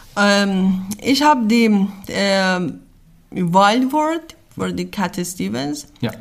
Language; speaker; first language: German; non-native, learner; Persian